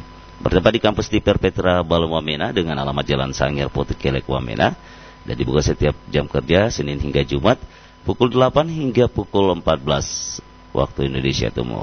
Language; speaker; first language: Indonesian; native; Indonesian